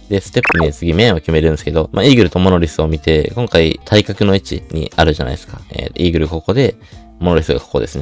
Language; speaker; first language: Japanese; native; Japanese